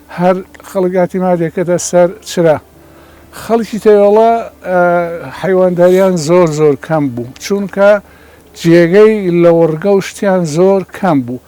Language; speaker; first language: Central Kurdish; non-native, local second language; Gurani